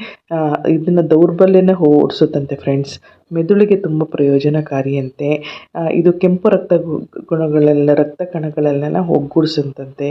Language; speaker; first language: Kannada; native; Kannada